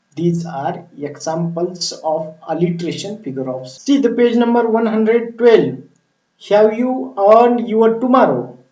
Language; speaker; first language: English; non-native, local second language; Marathi